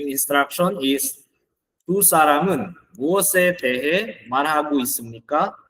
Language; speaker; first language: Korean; non-native, fluent; Filipino